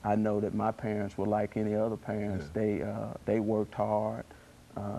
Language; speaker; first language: English; native; English